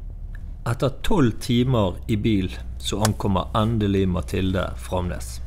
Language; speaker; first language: Norwegian; native; Norwegian